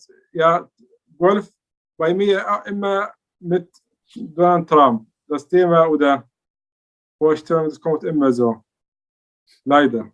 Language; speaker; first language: German; non-native, learner; Arabic